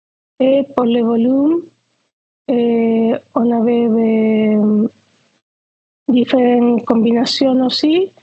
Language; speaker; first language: French; non-native, fluent; Spanish